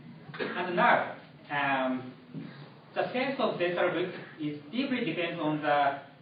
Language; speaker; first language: English; non-native, learner; Japanese